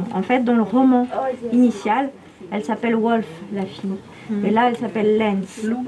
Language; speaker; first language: French; native; French